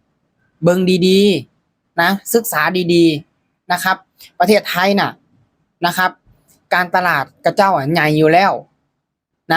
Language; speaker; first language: Thai; non-native, local second language; Lao